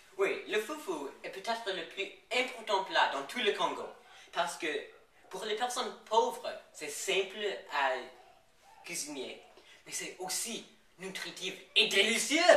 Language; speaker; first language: French; non-native, learner; English